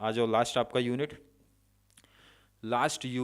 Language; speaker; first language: Hindi; native; Hindi